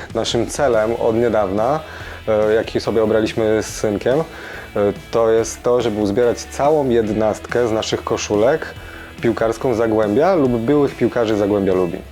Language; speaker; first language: Polish; native; Polish